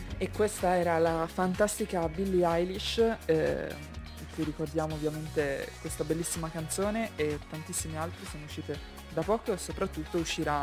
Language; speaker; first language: Italian; native; Italian